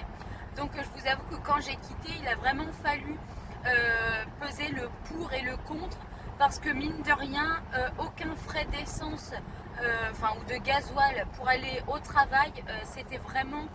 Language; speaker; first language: French; native; French